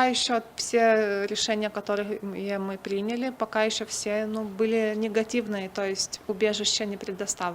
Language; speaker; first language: Russian; non-native, fluent; Lithuanian